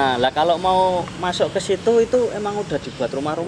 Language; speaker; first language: Indonesian; native; Indonesian